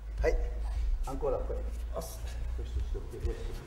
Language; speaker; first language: Italian; non-native, learner; Japanese